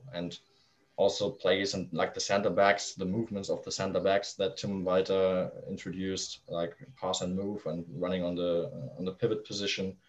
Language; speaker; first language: English; non-native, fluent; German